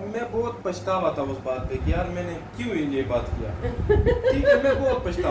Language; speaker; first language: Hindi; non-native, local second language; Pashto